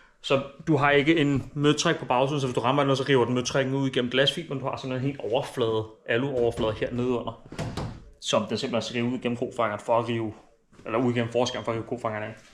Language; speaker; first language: Danish; native; Danish